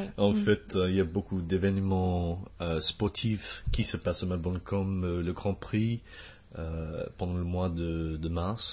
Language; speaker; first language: French; non-native, fluent; English